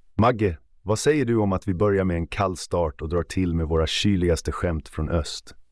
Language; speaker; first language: Swedish; native; Swedish